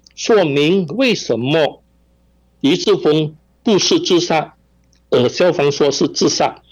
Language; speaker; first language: Chinese; non-native, local second language; Min Nan Chinese